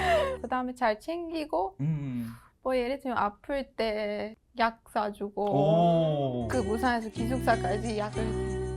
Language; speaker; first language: Korean; non-native, learner; Persian